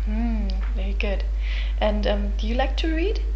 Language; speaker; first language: English; non-native, fluent; German